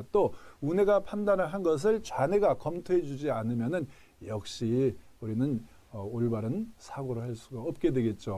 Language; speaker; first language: Korean; native; Korean